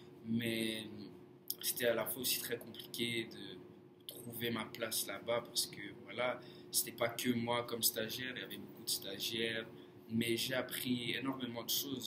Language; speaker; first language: French; non-native, fluent; English